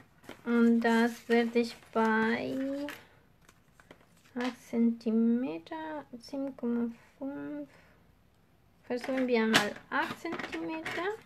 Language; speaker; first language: German; non-native, fluent; Spanish